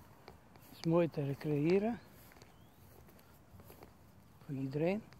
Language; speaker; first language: Dutch; non-native, learner; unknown